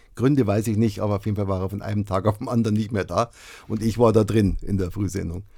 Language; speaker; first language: German; native; German